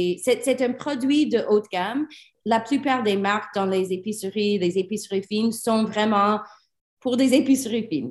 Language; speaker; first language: French; non-native, learner; English